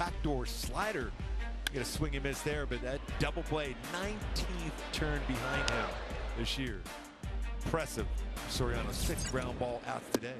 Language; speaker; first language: English; native; English